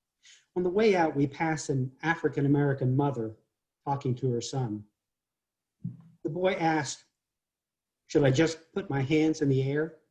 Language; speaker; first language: English; native; English